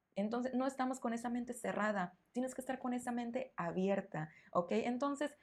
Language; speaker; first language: Spanish; native; Spanish